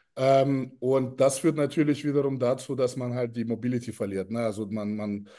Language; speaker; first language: German; early bilingual, other home language; Russian